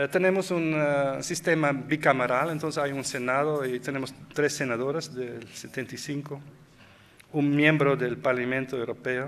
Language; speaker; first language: Spanish; non-native, fluent; Dutch